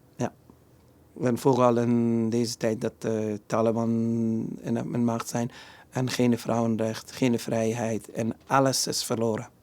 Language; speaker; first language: Dutch; non-native, fluent; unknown